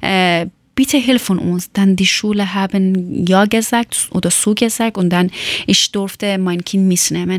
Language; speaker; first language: German; non-native, learner; Persian